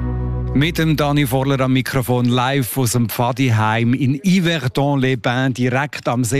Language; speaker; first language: German; native; German